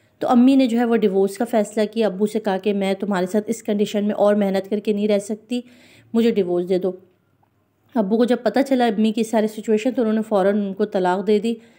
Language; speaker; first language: Urdu; non-native, local second language; Punjabi